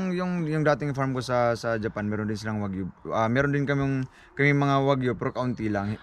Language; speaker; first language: Filipino; native; Filipino